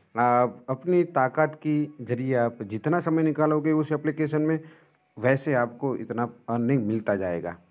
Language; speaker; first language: Hindi; non-native, local second language; Gujarati